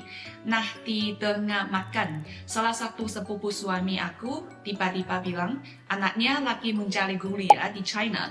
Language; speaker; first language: Indonesian; non-native, fluent; Chinese